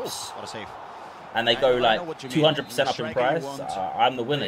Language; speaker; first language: English; native; English